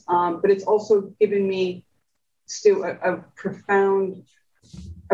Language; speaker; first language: English; early bilingual, other home language; Spanish